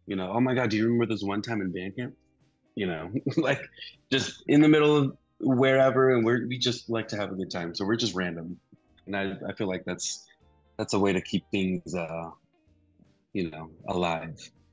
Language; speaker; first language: English; early bilingual, other home language; Spanish